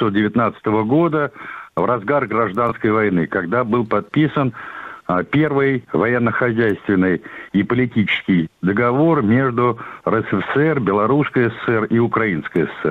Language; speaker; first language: Russian; native; Russian